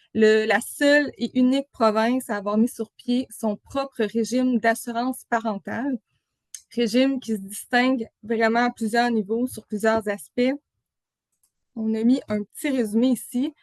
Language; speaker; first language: French; native; French